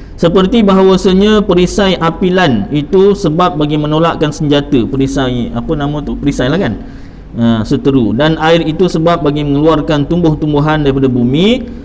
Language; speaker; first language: Malay; native; Malay